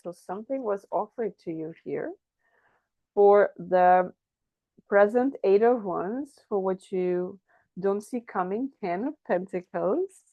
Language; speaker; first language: English; non-native, fluent; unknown